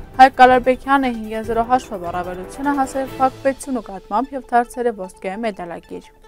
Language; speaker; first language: Armenian; early bilingual, heritage; Armenian